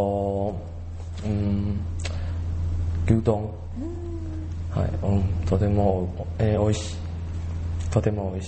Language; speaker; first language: Japanese; non-native, learner; Chinese